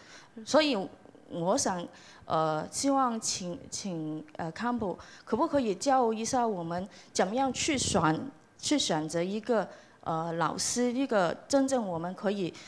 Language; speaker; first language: Chinese; non-native, local second language; Cantonese